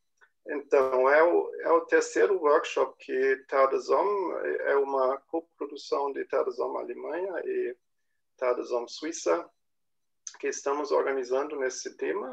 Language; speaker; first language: Portuguese; non-native, fluent; German